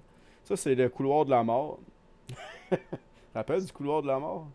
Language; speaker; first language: French; native; French